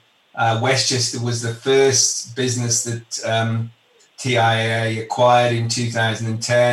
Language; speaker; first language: English; native; English